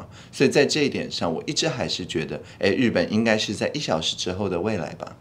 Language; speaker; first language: Chinese; native; Chinese